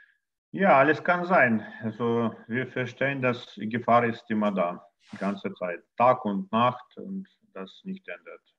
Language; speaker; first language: German; non-native, learner; Russian